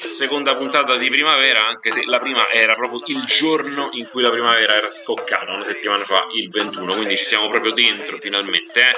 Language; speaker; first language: Italian; native; Italian